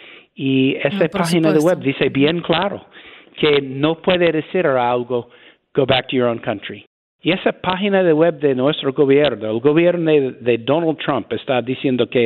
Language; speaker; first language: Spanish; non-native, fluent; English